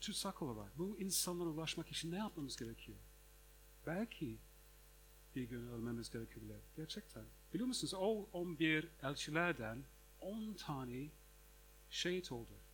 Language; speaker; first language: Turkish; non-native, fluent; English